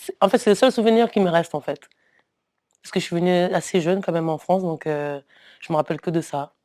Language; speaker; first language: French; early bilingual, other home language; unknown